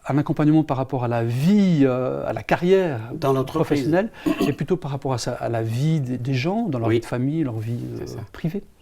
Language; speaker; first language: French; native; French